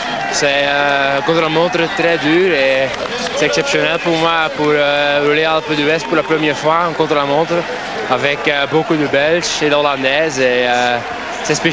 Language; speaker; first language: French; non-native, learner; Dutch